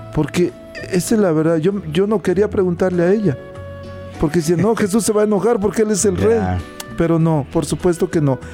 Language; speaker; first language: Spanish; native; Spanish